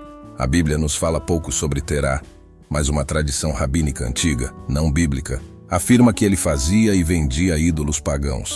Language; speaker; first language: Portuguese; native; Portuguese